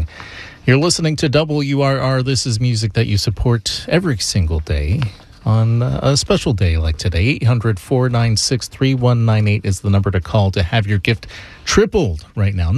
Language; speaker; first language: English; native; English